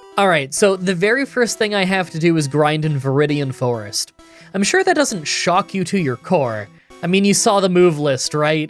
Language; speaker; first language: English; native; English